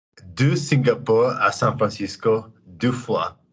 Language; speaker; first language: French; non-native, learner; English